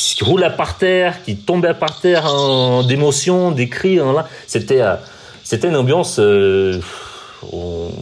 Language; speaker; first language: French; non-native, fluent; Portuguese